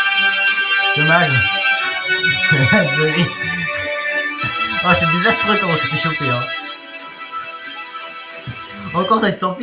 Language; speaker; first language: French; native; French